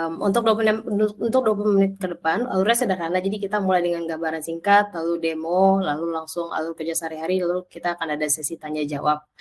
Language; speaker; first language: Indonesian; native; Indonesian